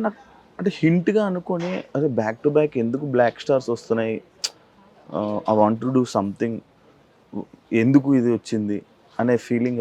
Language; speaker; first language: Telugu; native; Telugu